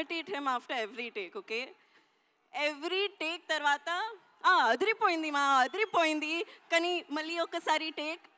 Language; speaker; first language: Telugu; non-native, learner; Hindi